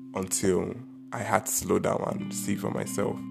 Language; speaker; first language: English; non-native, local second language; Igbo